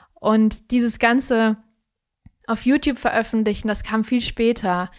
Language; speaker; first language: German; native; German